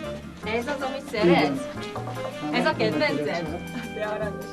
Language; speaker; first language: Hungarian; non-native, fluent; Korean